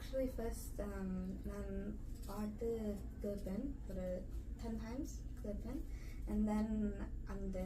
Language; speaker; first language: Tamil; early bilingual, heritage; Tamil